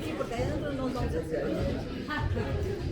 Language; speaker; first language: Spanish; native; Spanish